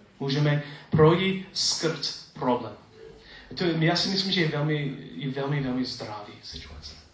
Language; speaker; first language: Czech; non-native, learner; English